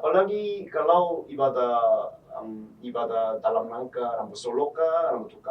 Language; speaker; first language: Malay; non-native, fluent; Korean